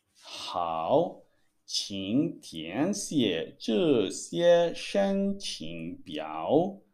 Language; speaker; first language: Chinese; non-native, fluent; Hebrew